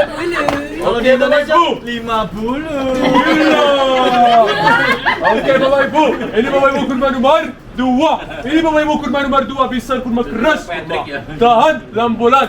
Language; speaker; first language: Indonesian; non-native, learner; Arabic